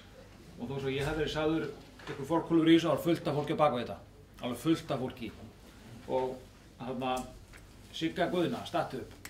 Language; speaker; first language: Icelandic; native; Icelandic